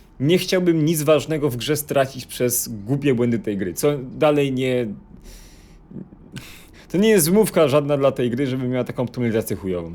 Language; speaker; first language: Polish; native; Polish